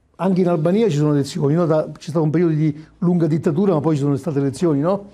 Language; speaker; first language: Italian; native; Italian